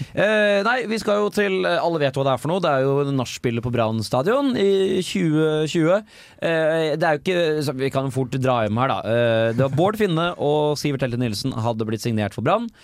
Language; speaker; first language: Norwegian; native; Norwegian